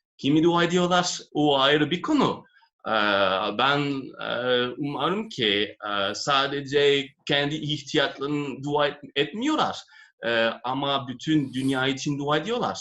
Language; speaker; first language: Turkish; non-native, fluent; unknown